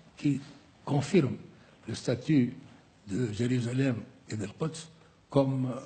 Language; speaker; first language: French; non-native, local second language; Arabic